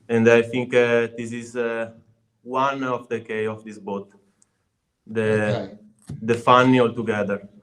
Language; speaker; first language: English; non-native, learner; Italian